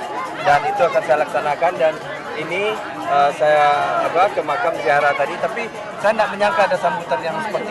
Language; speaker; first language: Indonesian; non-native, local second language; Minangkabau